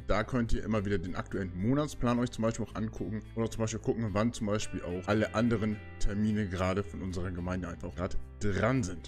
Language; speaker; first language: German; native; German